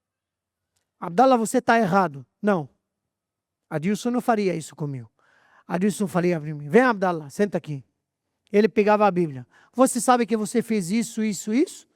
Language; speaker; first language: Portuguese; non-native, fluent; Arabic